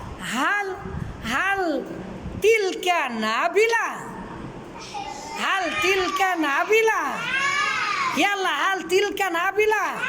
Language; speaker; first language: Arabic; non-native, fluent; Bangla